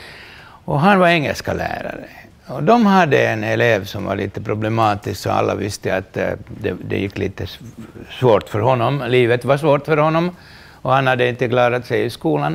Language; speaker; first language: Swedish; non-native, local second language; Finnish